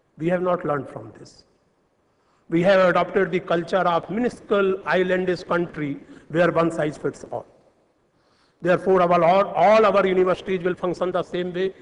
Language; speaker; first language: English; non-native, local second language; Hindi